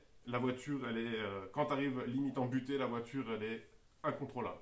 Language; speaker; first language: French; native; French